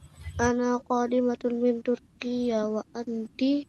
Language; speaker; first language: Arabic; non-native, learner; Indonesian